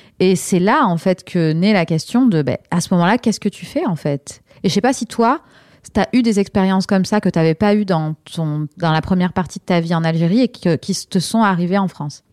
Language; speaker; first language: French; native; French